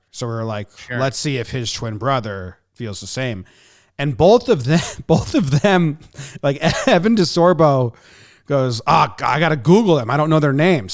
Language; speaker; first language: English; native; English